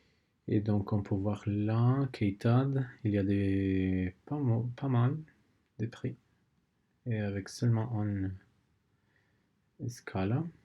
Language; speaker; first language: French; non-native, learner; Spanish